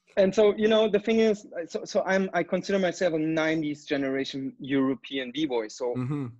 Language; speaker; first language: English; non-native, fluent; German